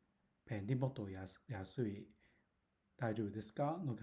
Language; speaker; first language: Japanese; non-native, learner; Cantonese